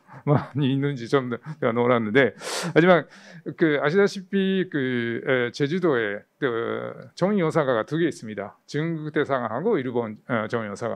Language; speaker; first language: Korean; non-native, fluent; Japanese